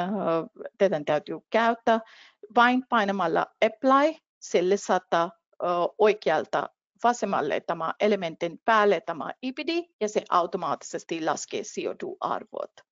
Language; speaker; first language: Finnish; non-native, fluent; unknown